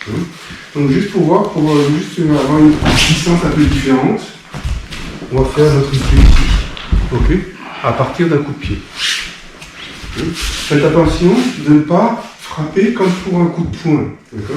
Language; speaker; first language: French; native; French